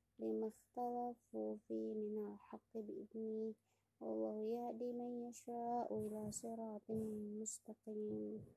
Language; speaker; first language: Arabic; non-native, learner; Indonesian